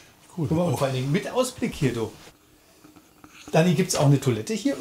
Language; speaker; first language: German; native; German